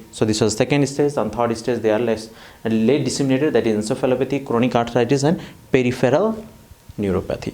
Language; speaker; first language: English; non-native, fluent; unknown